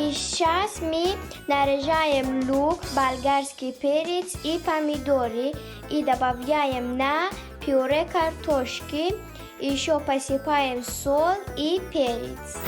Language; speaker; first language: Russian; non-native, learner; Persian